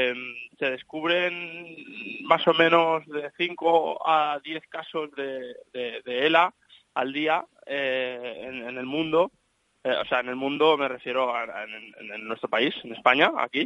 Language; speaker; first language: Spanish; native; Spanish